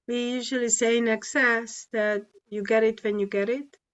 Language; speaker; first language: English; non-native, fluent; Hungarian